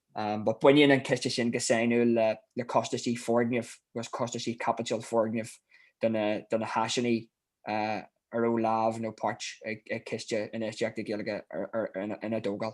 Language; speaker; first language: Irish; native; Irish